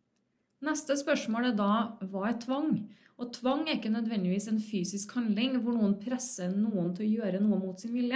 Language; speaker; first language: Norwegian; native; Norwegian